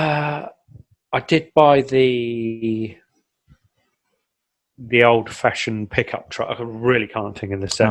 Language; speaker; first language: English; native; English